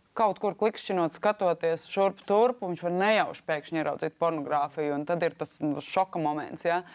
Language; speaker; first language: Latvian; non-native, local second language; Russian